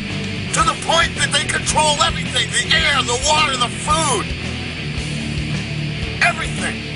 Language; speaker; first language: English; native; English